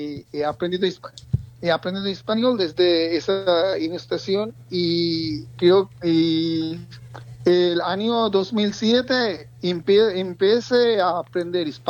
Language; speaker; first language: Spanish; non-native, learner; Bangla